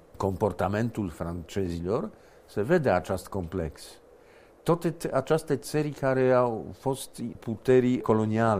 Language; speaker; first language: Romanian; non-native, fluent; Polish